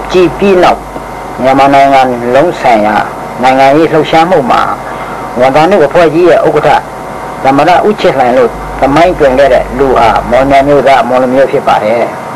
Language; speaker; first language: Burmese; non-native, local second language; Mon